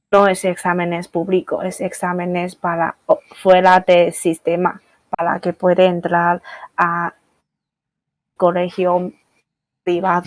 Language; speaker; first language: Spanish; non-native, fluent; Chinese